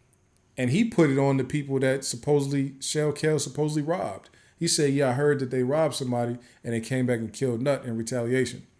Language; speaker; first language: English; native; English